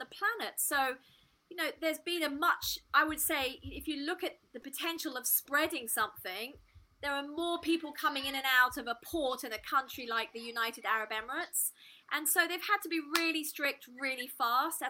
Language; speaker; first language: English; native; English